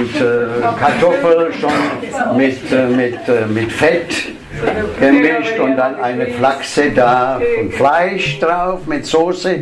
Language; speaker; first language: German; non-native, fluent; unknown